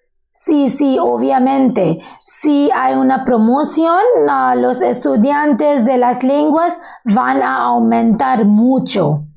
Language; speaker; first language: Spanish; non-native, learner; Bangla